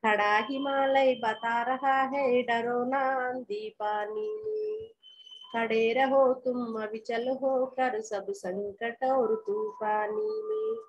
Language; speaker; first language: Hindi; non-native, local second language; Telugu